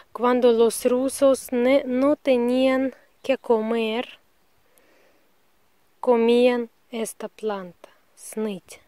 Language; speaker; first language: Spanish; non-native, learner; Russian